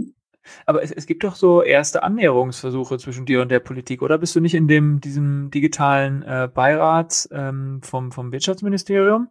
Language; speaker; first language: German; native; German